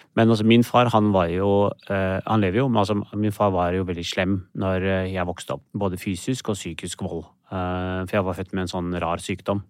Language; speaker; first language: Norwegian; early bilingual, other home language; Urdu